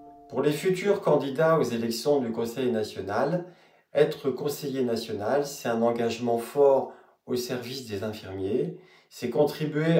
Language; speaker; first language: French; native; French